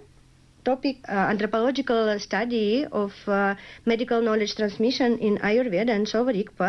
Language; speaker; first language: Kannada; non-native, learner; Russian